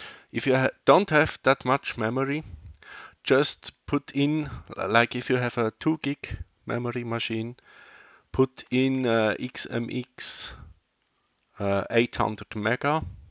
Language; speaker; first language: English; non-native, learner; Swiss German